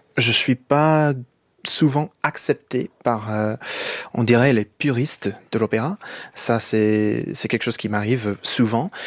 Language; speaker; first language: French; non-native, fluent; English